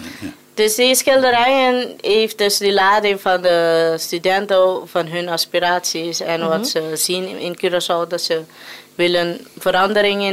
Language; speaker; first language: Dutch; non-native, local second language; Papiamento